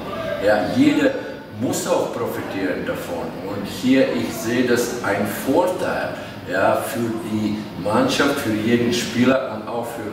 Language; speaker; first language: German; non-native, fluent; Latvian